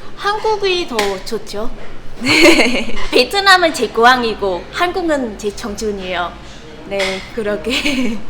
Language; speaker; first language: Korean; non-native, fluent; Vietnamese